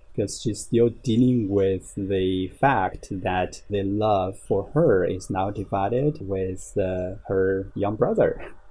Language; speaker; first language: English; non-native, fluent; Chinese